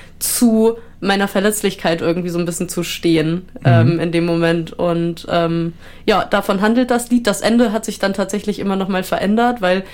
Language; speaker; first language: German; native; German